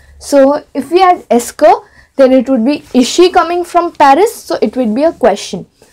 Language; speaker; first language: English; non-native, local second language; Hindi